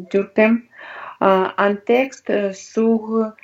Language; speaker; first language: French; non-native, learner; Russian